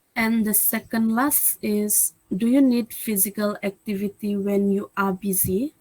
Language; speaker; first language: English; non-native, local second language; Malay